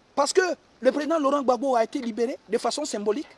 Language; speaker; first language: French; native; French